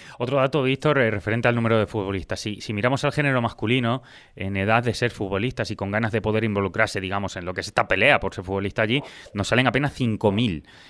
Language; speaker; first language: Spanish; native; Spanish